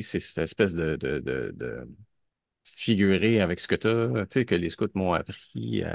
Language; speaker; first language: French; native; French